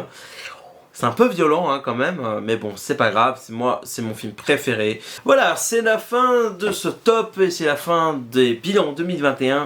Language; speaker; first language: French; native; French